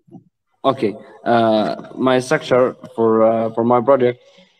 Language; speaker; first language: English; non-native, learner; Arabic